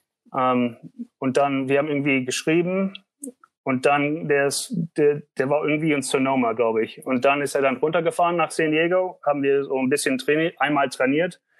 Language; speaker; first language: German; early bilingual, heritage; German